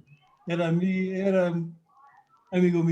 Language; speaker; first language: Spanish; non-native, fluent; English